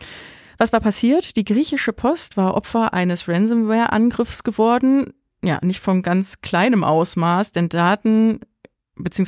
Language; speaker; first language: German; native; German